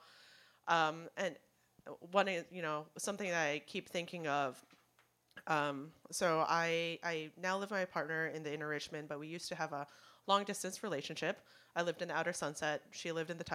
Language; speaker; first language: English; non-native, local second language; Cantonese